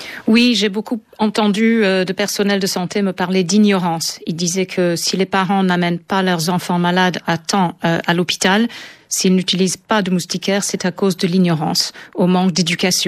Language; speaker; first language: French; native; French